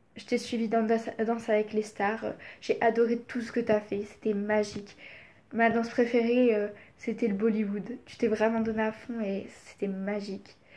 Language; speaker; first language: French; native; French